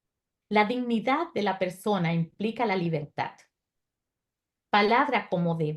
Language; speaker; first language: Spanish; native; Spanish